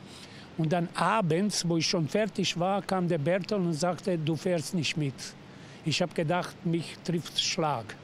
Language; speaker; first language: German; non-native, fluent; Serbian